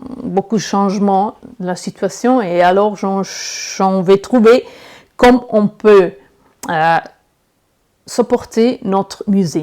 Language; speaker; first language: French; non-native, learner; Italian